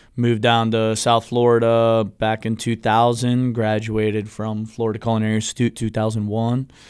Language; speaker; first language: English; native; English